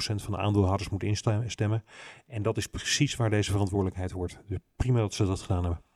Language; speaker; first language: Dutch; native; Dutch